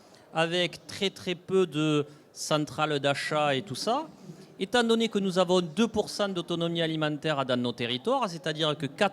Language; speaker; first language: French; native; French